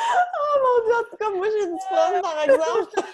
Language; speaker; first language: French; native; French